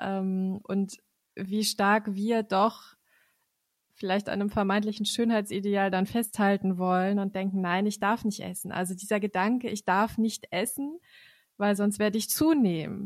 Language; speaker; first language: German; native; German